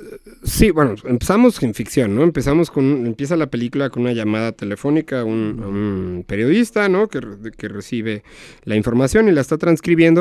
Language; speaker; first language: Spanish; native; Spanish